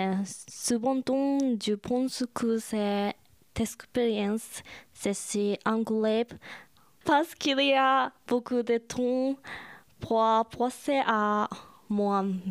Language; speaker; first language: French; non-native, learner; Japanese